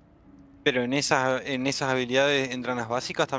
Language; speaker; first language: Spanish; native; Spanish